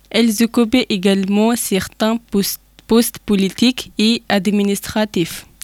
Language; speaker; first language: French; non-native, learner; Persian